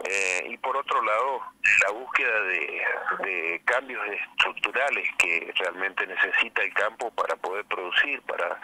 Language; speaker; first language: Spanish; native; Spanish